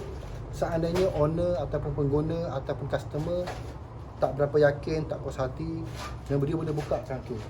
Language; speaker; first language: Malay; native; Malay